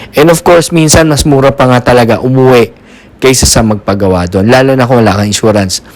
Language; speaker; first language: Filipino; native; Filipino